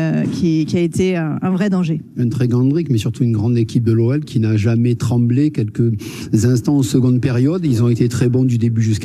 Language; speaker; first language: French; native; French